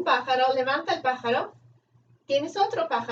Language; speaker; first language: Spanish; non-native, fluent; English